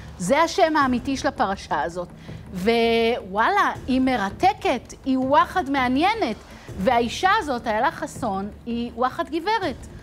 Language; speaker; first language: Hebrew; native; Hebrew